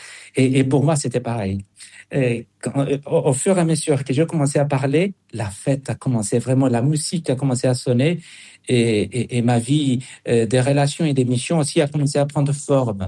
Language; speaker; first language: French; non-native, fluent; Spanish